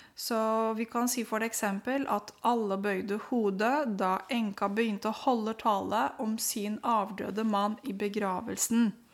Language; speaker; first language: Norwegian; non-native, fluent; Romanian